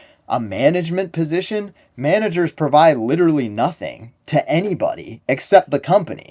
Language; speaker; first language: English; native; English